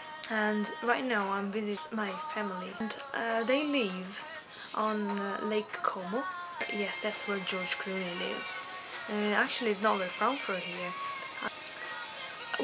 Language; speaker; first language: English; non-native, fluent; Italian